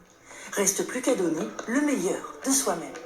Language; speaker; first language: French; native; French